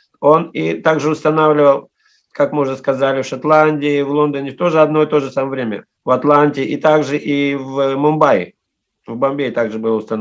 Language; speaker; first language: Russian; native; Russian